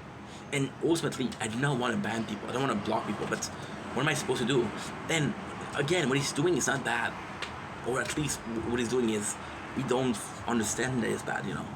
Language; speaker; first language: English; non-native, local second language; French